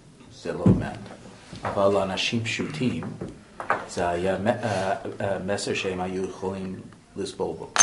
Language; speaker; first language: Hebrew; non-native, fluent; English